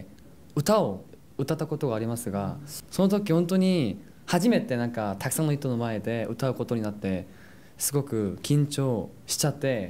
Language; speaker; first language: Japanese; non-native, fluent; Korean